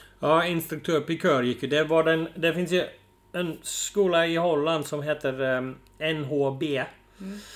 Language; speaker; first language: Swedish; non-native, fluent; Dutch